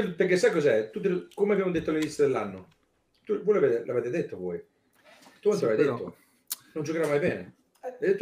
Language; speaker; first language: Italian; early bilingual, heritage; Italian